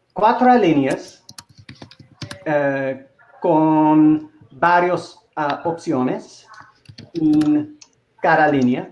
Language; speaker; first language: Spanish; non-native, learner; English